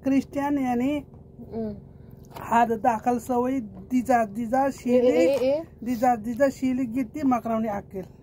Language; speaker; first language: Arabic; non-native, learner; Nepali